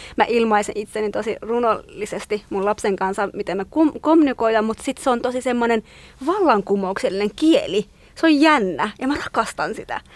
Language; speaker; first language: Finnish; non-native, fluent; Kurdish